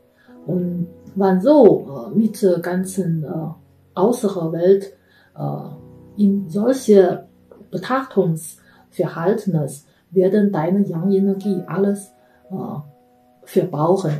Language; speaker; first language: German; non-native, fluent; Chinese